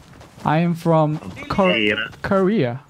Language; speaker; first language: English; non-native, learner; Korean